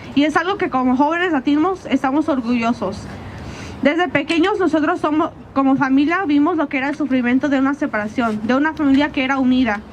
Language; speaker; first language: Spanish; early bilingual, heritage; Spanish